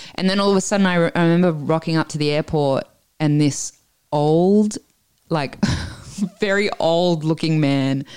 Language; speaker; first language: English; early bilingual, other home language; Italian